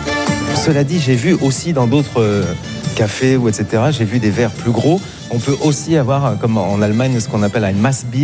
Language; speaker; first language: French; native; French